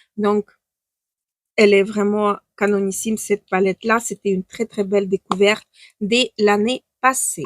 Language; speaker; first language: French; non-native, fluent; Ukrainian